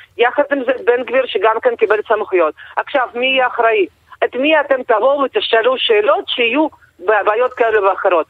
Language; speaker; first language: Hebrew; non-native, fluent; Russian